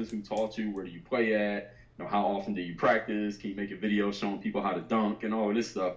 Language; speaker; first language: English; native; English